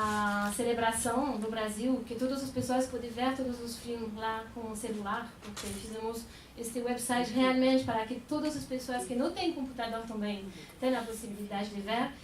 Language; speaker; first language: Portuguese; non-native, fluent; French